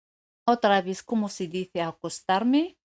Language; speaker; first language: Spanish; non-native, fluent; French